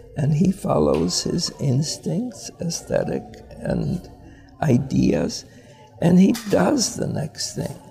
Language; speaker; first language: English; early bilingual, other home language; Polish